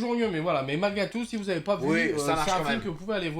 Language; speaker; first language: French; native; French